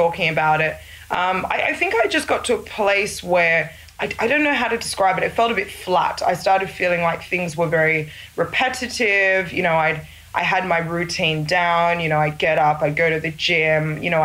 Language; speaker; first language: English; native; English